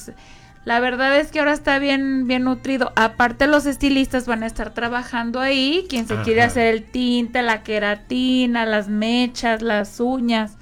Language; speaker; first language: Spanish; native; Spanish